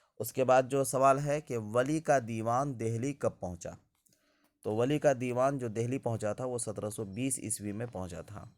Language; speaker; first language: Urdu; native; Urdu